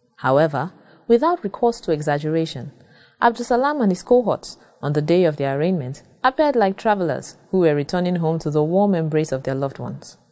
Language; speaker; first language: English; non-native, local second language; Yoruba